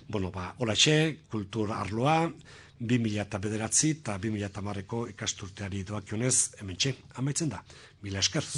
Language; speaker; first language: Basque; native; Basque